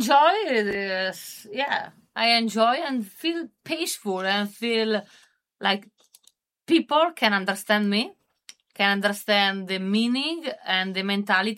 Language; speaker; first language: English; non-native, learner; Italian